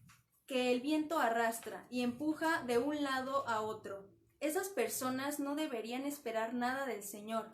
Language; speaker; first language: Spanish; native; Spanish